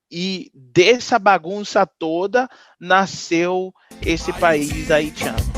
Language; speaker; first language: Portuguese; non-native, fluent; Haitian Creole